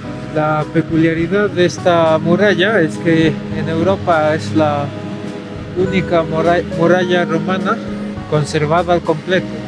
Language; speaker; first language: Spanish; non-native, fluent; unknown